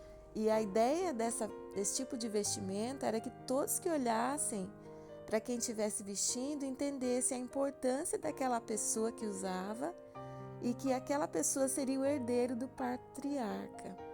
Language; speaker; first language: Portuguese; native; Portuguese